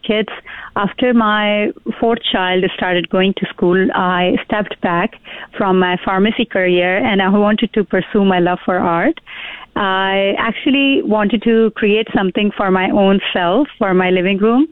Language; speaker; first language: English; non-native, local second language; Urdu